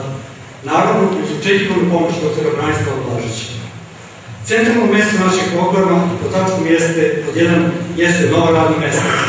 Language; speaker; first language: Serbian; native; Serbian